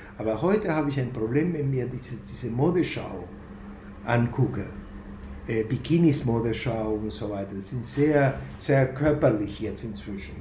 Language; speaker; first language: German; non-native, fluent; Spanish